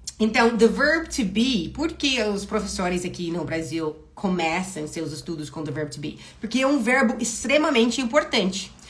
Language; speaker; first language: Portuguese; non-native, fluent; English